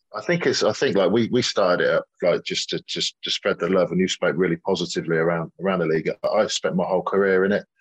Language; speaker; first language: English; native; English